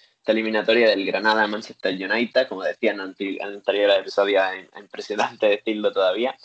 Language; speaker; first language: Spanish; native; Spanish